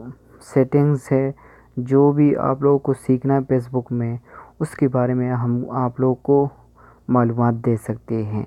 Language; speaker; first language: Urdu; non-native, local second language; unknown